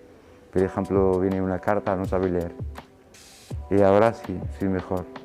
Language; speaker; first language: Spanish; non-native, learner; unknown